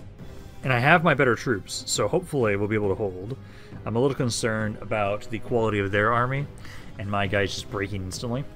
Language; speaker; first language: English; native; English